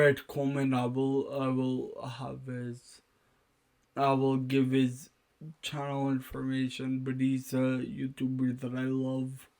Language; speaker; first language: English; native; English